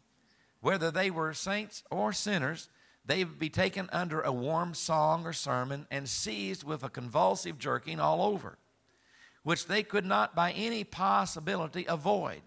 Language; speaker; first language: English; native; English